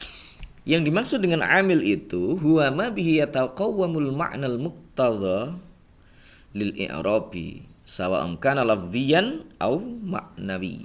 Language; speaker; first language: Arabic; non-native, fluent; Indonesian